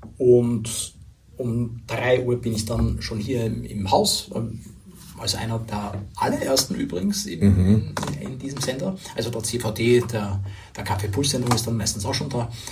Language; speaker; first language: German; native; German